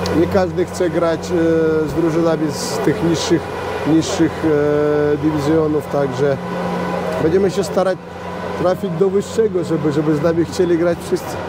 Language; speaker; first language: Polish; non-native, fluent; Russian